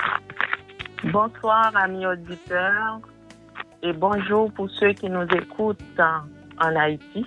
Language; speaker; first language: French; non-native, local second language; Haitian Creole